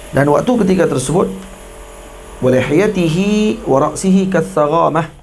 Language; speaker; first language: Malay; native; Malay